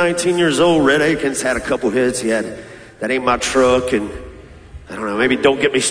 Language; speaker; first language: English; native; English